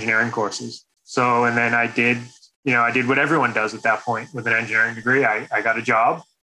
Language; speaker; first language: English; native; English